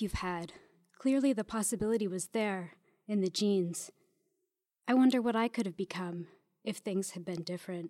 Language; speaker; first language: English; native; English